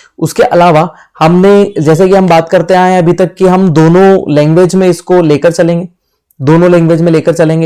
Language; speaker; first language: Hindi; native; Hindi